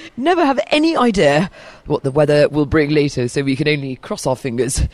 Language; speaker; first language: English; native; English